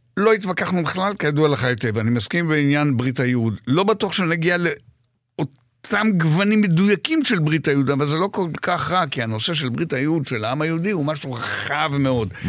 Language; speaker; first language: Hebrew; native; Hebrew